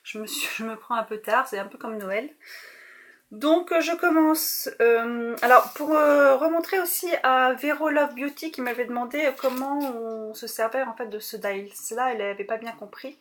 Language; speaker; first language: French; native; French